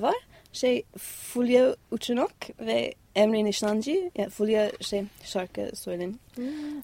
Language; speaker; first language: Turkish; non-native, learner; English